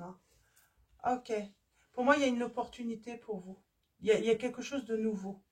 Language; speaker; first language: French; native; French